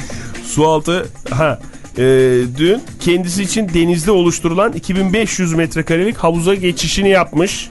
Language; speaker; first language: Turkish; native; Turkish